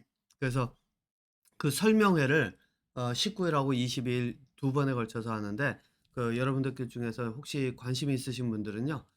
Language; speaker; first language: Korean; native; Korean